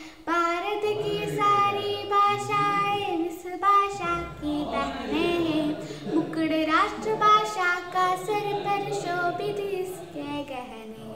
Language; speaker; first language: Hindi; non-native, local second language; Malayalam